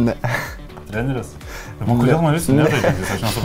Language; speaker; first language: Lithuanian; native; Lithuanian